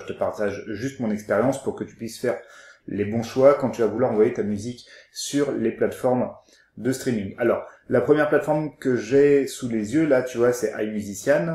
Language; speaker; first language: French; native; French